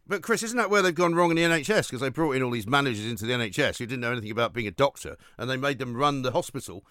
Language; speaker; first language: English; native; English